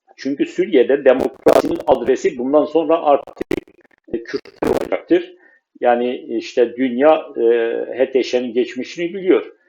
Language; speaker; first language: Turkish; non-native, local second language; Kurdish